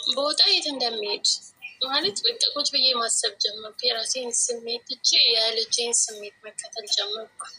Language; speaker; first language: Amharic; native; Amharic